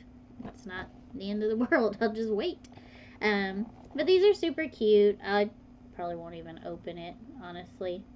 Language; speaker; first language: English; native; English